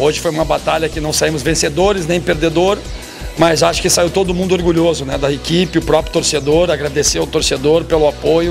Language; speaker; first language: Portuguese; native; Portuguese